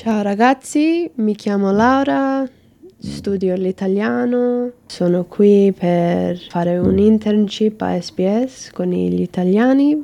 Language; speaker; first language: Italian; non-native, learner; English